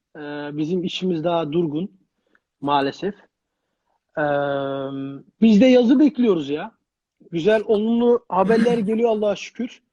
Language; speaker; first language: Turkish; early bilingual, heritage; Turkish